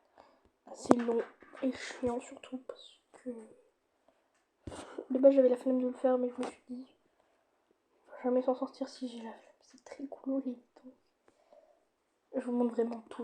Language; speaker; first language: French; native; French